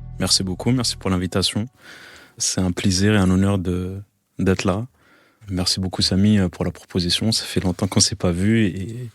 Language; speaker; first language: French; non-native, local second language; Arabic